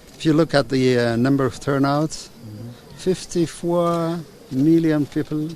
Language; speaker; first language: English; non-native, local second language; Amharic